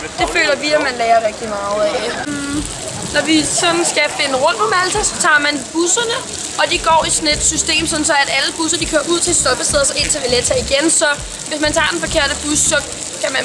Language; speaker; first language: Danish; native; Danish